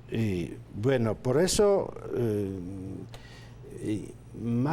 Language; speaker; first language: Spanish; non-native, fluent; Polish